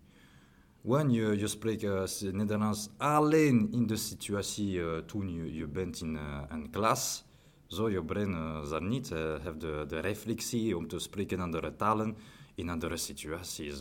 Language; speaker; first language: Dutch; non-native, learner; French